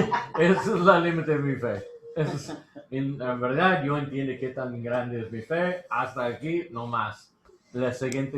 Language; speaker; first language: Spanish; non-native, learner; English